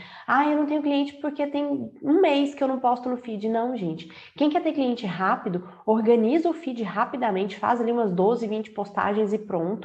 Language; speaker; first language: Portuguese; native; Portuguese